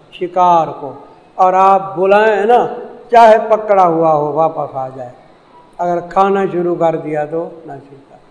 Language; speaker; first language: Urdu; non-native, local second language; Saraiki